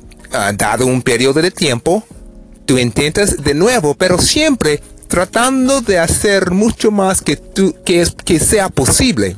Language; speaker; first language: Spanish; non-native, fluent; English